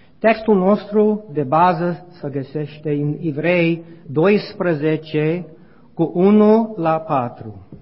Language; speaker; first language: Romanian; non-native, learner; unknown